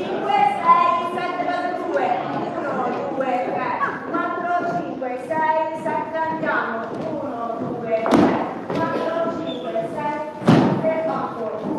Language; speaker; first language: Italian; native; Italian